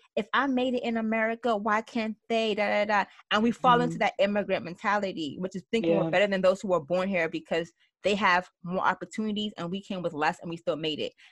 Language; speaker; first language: English; early bilingual, other home language; Yoruba